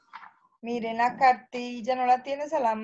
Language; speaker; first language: Spanish; native; Spanish